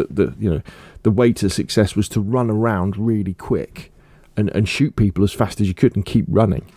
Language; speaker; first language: English; native; English